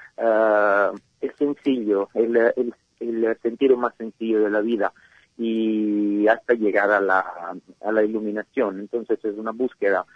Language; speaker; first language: Spanish; non-native, fluent; Italian